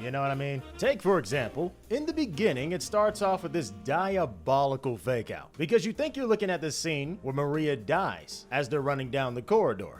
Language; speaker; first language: English; native; English